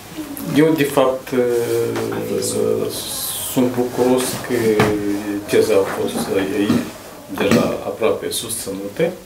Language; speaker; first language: Romanian; non-native, local second language; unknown